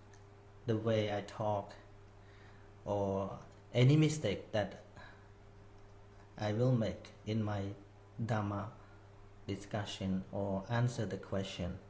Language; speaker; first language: English; non-native, fluent; Khmer